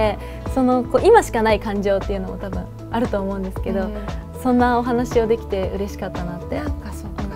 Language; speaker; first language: Japanese; native; Japanese